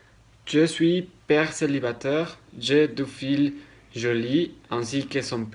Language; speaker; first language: French; non-native, learner; Spanish